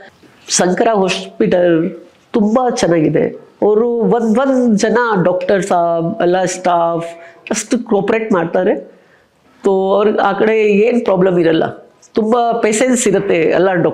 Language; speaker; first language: Kannada; non-native, local second language; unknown